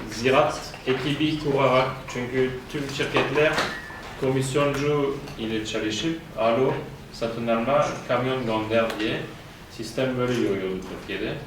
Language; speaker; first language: Turkish; non-native, fluent; French